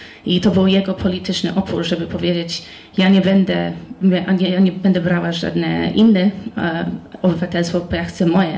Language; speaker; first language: Polish; non-native, fluent; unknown